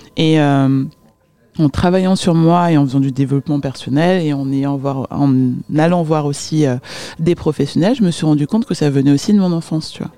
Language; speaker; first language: French; early bilingual, other home language; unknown